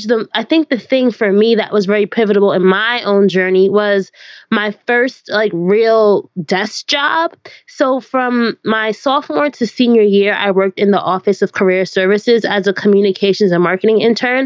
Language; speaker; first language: English; native; English